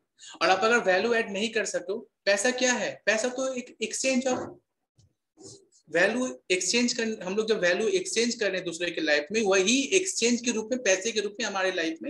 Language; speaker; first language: Hindi; native; Hindi